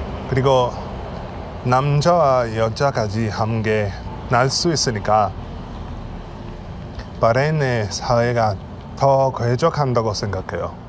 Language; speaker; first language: Korean; non-native, learner; English